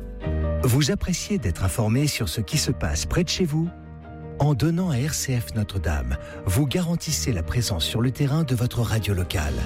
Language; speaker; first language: French; native; French